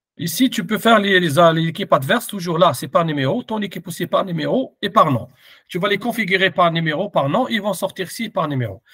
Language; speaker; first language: French; non-native, local second language; Arabic